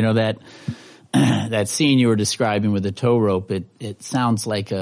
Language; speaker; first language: English; native; English